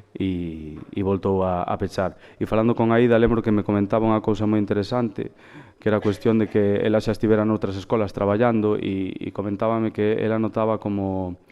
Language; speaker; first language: Galician; native; Galician